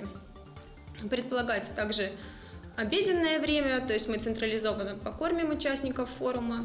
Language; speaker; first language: Russian; native; Russian